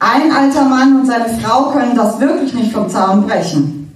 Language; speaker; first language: German; native; German